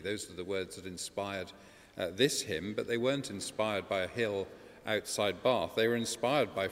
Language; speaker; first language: English; native; English